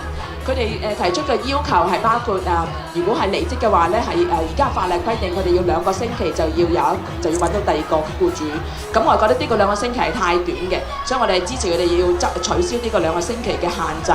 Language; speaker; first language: Cantonese; native; Cantonese